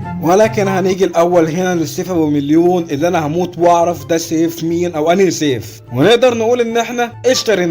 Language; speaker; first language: Arabic; native; Arabic